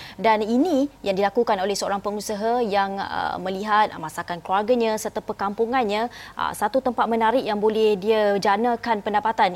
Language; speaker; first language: Malay; native; Malay